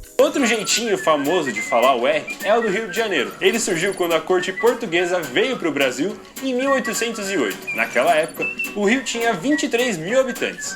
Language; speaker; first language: Portuguese; native; Portuguese